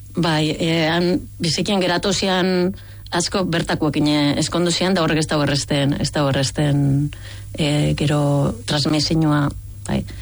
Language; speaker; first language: Basque; native; Basque